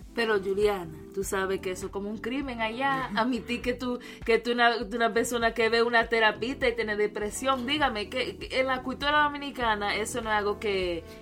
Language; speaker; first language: Spanish; early bilingual, other home language; English